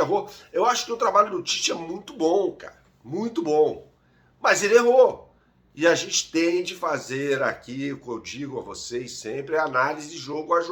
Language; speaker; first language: Portuguese; native; Portuguese